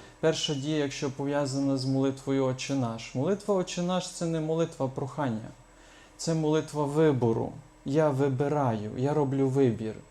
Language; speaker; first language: Ukrainian; native; Ukrainian